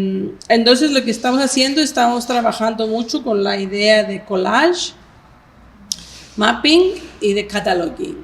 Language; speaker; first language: Spanish; non-native, fluent; Greek